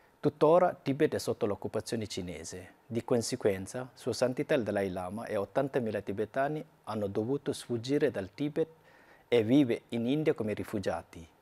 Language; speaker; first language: Italian; non-native, fluent; Tibetan